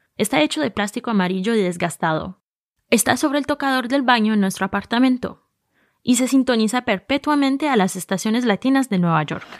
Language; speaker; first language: Spanish; early bilingual, heritage; Spanish